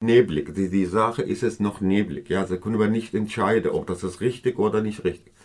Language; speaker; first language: German; non-native, learner; Kurdish